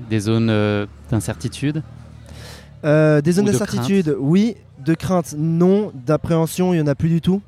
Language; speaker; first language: French; native; French